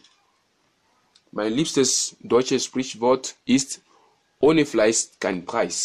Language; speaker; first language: German; non-native, fluent; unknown